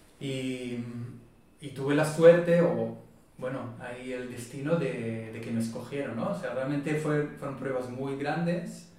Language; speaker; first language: Spanish; non-native, fluent; Hebrew